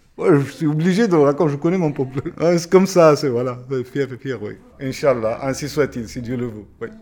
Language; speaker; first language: French; non-native, fluent; Pashto